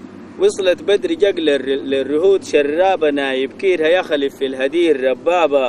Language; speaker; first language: Arabic; native; Arabic